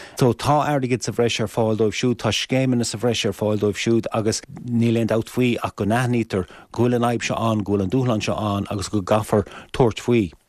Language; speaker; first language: Irish; native; Irish